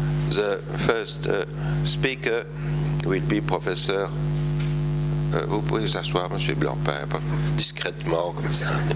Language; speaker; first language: French; native; French